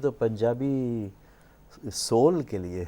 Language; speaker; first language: Hindi; non-native, local second language; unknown